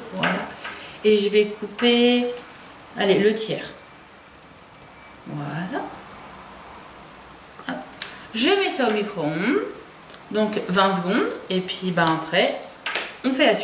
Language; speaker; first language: French; native; French